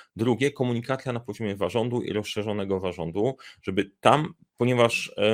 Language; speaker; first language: Polish; native; Polish